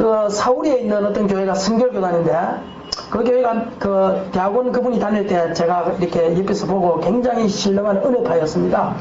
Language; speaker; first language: Korean; native; Korean